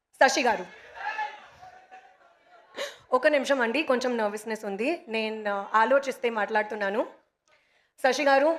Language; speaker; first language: Telugu; non-native, learner; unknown